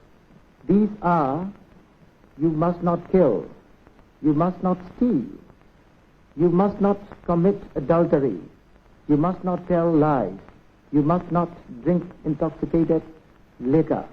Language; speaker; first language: English; non-native, local second language; Burmese